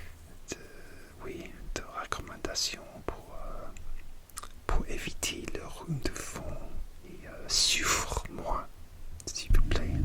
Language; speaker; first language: French; non-native, learner; English